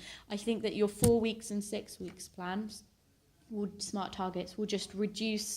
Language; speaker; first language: English; native; English